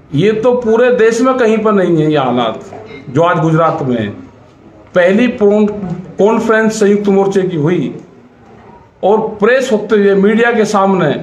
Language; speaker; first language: Hindi; native; Hindi